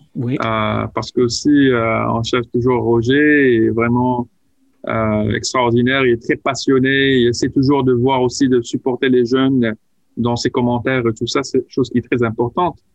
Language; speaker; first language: French; non-native, local second language; Arabic